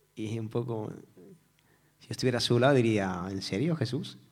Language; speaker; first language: Spanish; native; Spanish